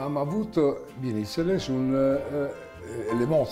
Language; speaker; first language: Romanian; non-native, learner; Italian